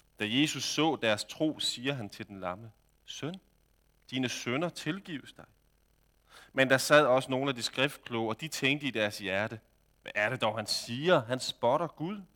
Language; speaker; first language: Danish; native; Danish